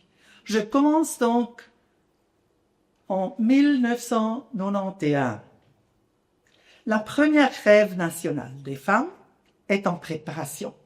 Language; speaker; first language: French; non-native, local second language; German